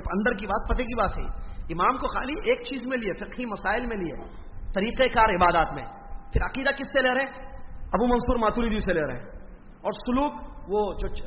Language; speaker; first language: Urdu; native; Urdu